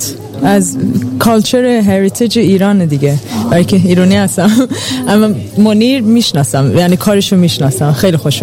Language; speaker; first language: Persian; early bilingual, heritage; Persian